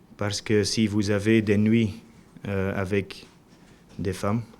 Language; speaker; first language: French; non-native, learner; Dutch